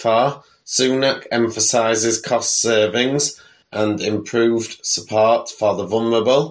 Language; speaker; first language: English; native; English